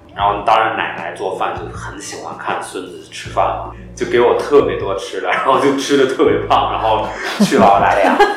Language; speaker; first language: Chinese; early bilingual, heritage; Chinese